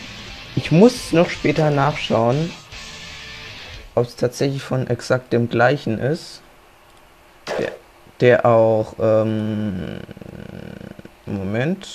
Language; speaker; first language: German; native; German